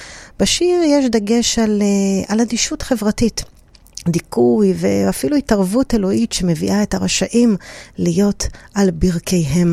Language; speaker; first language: Hebrew; native; Hebrew